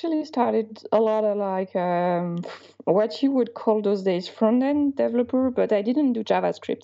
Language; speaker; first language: English; non-native, fluent; Swiss German